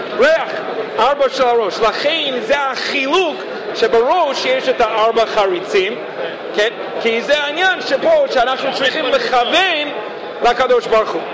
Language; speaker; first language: Hebrew; non-native, fluent; English